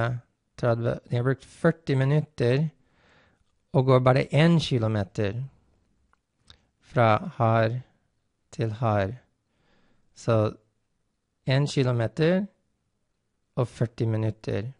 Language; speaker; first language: Norwegian; non-native, fluent; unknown